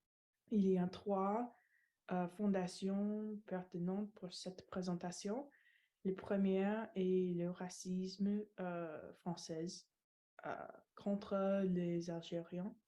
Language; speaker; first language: French; non-native, learner; English